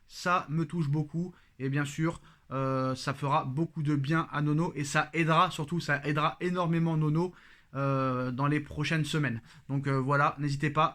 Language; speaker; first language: French; native; French